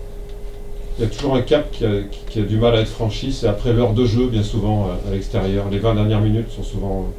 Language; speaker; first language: French; native; French